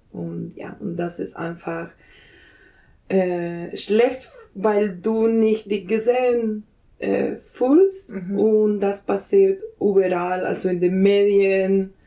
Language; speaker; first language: German; non-native, fluent; Spanish